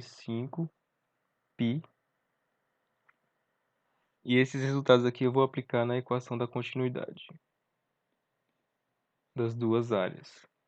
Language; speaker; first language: Portuguese; native; Portuguese